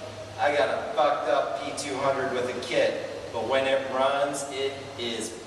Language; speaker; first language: English; native; English